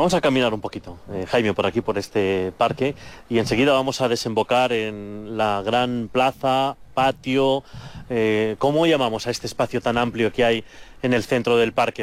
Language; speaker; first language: Spanish; native; Spanish